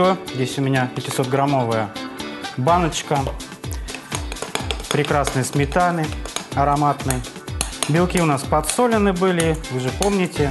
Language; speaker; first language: Russian; native; Russian